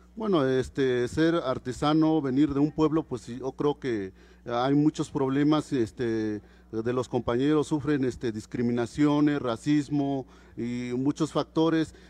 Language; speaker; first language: Spanish; non-native, local second language; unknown